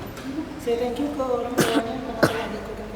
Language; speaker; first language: Indonesian; native; Indonesian